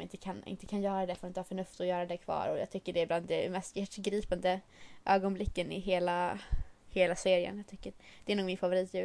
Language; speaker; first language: Swedish; native; Swedish